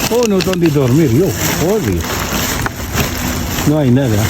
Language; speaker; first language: Spanish; non-native, learner; Arabic